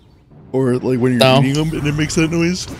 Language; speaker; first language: English; native; English